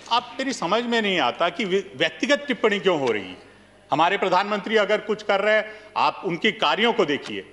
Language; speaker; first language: Hindi; native; Hindi